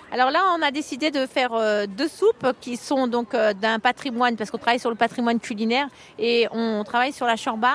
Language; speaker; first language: French; native; French